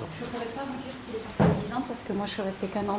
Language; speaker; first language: French; native; French